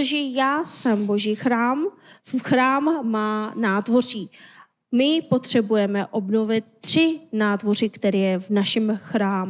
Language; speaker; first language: Czech; non-native, fluent; Korean